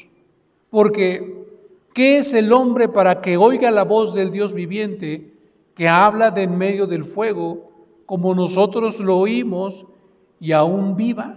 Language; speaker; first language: Spanish; native; Spanish